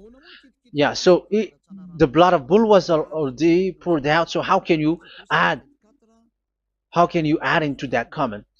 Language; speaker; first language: English; non-native, fluent; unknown